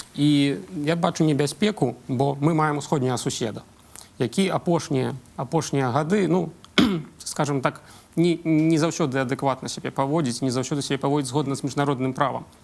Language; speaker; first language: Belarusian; non-native, local second language; Russian